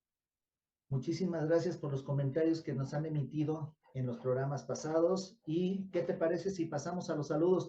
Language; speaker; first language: Spanish; native; Spanish